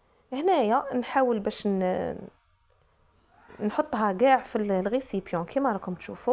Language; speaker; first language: Arabic; native; Arabic